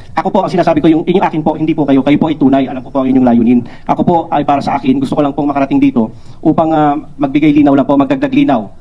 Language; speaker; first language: Filipino; non-native, local second language; Cebuano